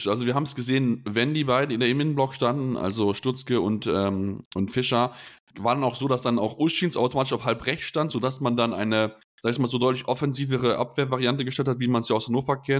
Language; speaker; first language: German; native; German